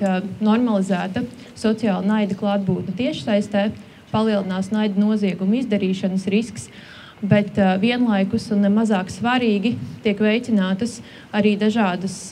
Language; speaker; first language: Latvian; native; Latvian